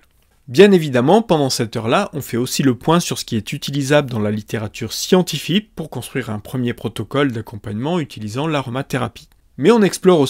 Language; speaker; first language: French; native; French